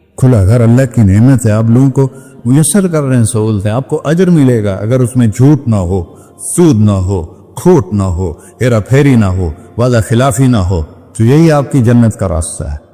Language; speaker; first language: Urdu; non-native, local second language; Punjabi